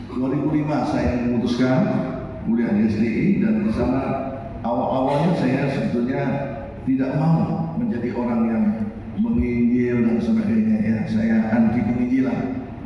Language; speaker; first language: Indonesian; native; Indonesian